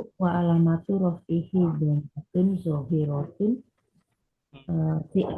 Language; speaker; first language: Arabic; non-native, learner; Indonesian